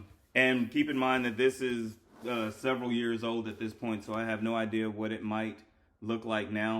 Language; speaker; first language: English; native; English